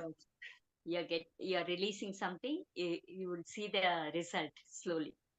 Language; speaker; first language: English; non-native, local second language; Telugu